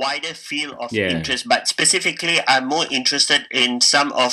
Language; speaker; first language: English; non-native, local second language; Tamil